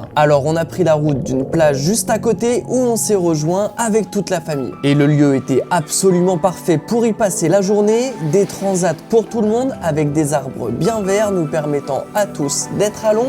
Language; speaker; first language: French; native; French